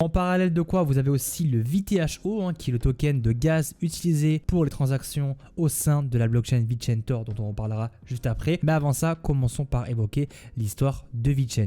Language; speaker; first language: French; native; French